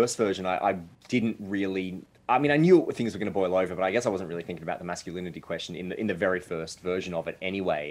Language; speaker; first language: English; native; English